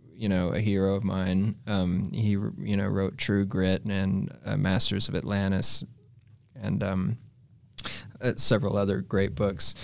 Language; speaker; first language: English; native; English